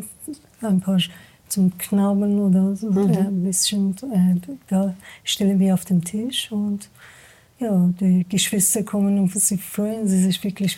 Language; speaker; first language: German; non-native, learner; Persian